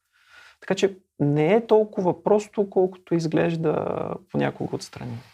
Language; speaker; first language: Bulgarian; native; Bulgarian